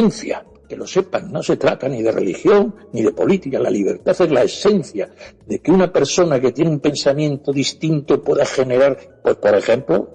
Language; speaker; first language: Spanish; native; Spanish